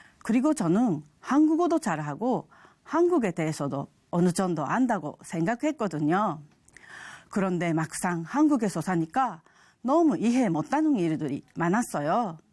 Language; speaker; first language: Korean; non-native, fluent; Japanese